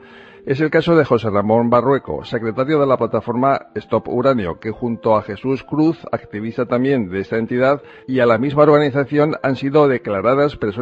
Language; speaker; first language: Spanish; native; Spanish